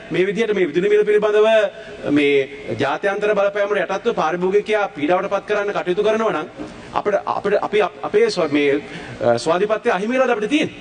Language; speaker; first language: Sinhala; native; Sinhala